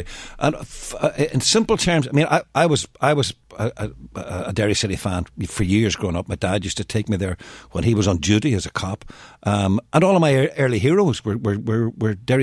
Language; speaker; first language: English; native; English